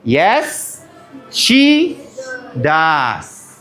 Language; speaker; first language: English; non-native, learner; Indonesian